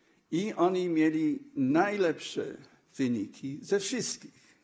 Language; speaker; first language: Polish; non-native, fluent; English